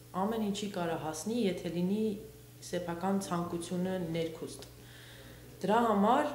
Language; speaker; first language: Armenian; early bilingual, heritage; Armenian